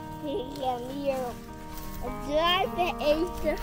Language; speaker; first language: Dutch; early bilingual, heritage; Dutch